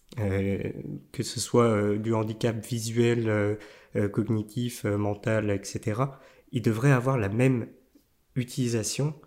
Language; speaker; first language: French; native; French